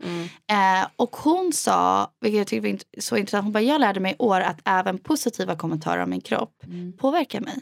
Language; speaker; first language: Swedish; early bilingual, heritage; Swedish